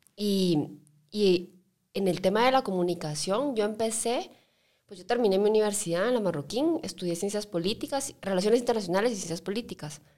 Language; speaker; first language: Spanish; native; Spanish